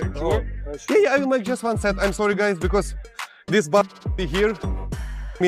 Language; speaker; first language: English; non-native, learner; Russian